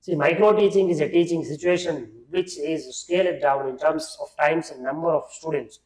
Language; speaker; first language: English; non-native, local second language; Kannada